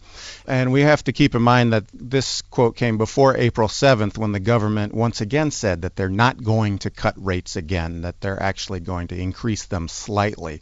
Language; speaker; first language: English; native; English